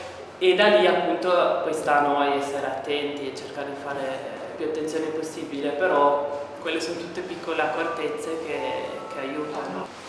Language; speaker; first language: Italian; native; Italian